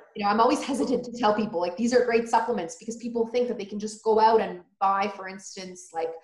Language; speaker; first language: English; early bilingual, other home language; Polish